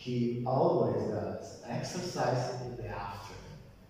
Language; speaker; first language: English; non-native, fluent; Spanish